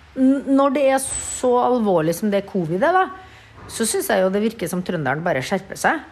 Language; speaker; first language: Norwegian; native; Norwegian